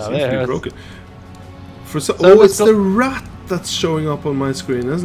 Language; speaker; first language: English; non-native, fluent; Norwegian